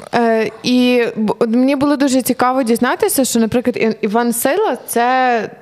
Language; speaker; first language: Ukrainian; native; Ukrainian